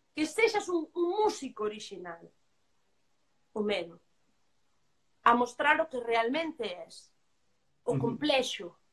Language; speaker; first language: Galician; non-native, local second language; Spanish